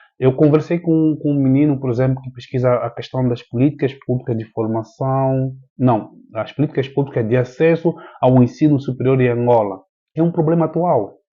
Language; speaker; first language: Portuguese; native; Portuguese